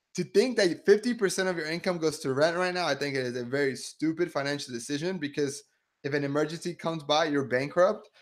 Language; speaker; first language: English; early bilingual, other home language; Spanish